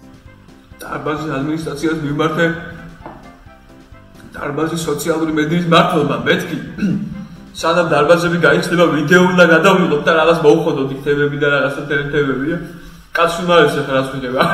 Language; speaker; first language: Georgian; native; Georgian